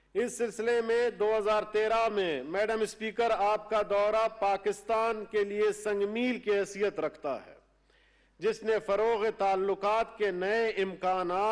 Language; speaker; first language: Urdu; non-native, local second language; Baluchi